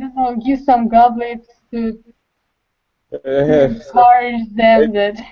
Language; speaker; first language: English; non-native, fluent; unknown